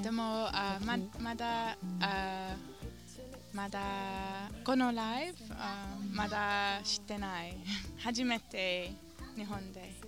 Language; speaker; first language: Japanese; non-native, learner; English